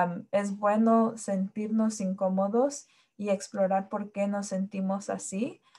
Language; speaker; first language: Spanish; early bilingual, heritage; Spanish